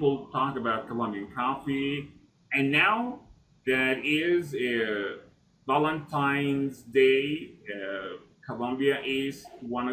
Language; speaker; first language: English; non-native, fluent; Spanish